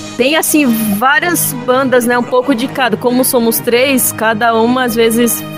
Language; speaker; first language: Portuguese; native; Portuguese